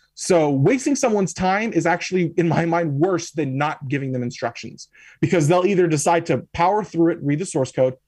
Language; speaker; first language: English; native; English